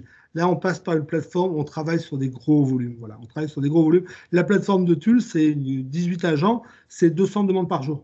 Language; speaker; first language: French; native; French